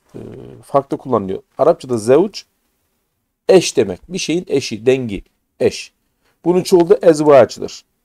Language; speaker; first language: Turkish; native; Turkish